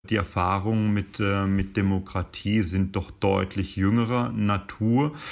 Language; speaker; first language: German; native; German